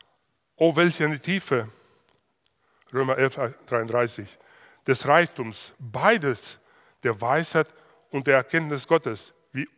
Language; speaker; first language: German; non-native, fluent; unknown